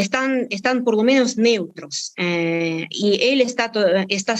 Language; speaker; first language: Spanish; non-native, fluent; Russian